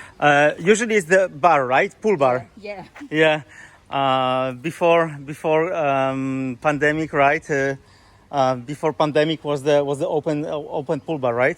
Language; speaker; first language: English; non-native, learner; Polish